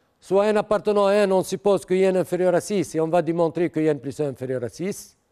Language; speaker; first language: French; non-native, local second language; Arabic